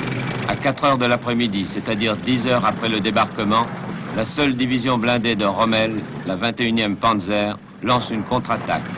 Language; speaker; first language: French; native; French